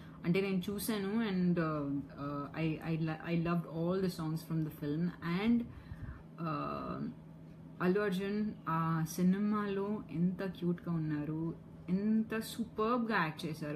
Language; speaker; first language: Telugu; non-native, local second language; Hindi